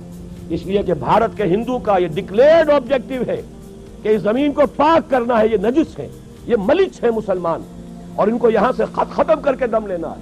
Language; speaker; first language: Urdu; native; Urdu